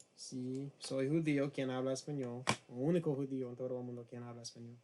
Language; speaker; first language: Spanish; non-native, learner; English